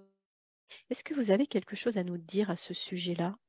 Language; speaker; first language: French; native; French